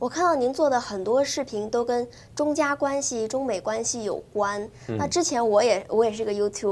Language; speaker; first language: Chinese; native; Chinese